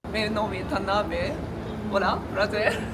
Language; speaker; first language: Portuguese; non-native, learner; Japanese